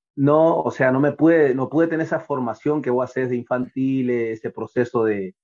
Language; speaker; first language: Spanish; native; Spanish